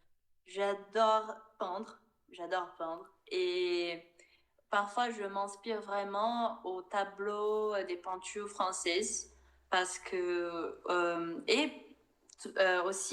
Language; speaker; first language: French; non-native, fluent; Portuguese